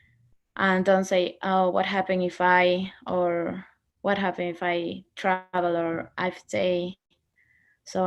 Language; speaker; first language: English; non-native, learner; Spanish